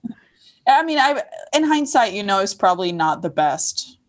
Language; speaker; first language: English; non-native, fluent; Arabic